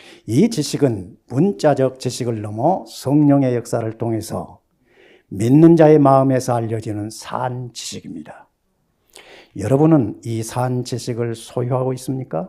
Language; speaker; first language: Korean; native; Korean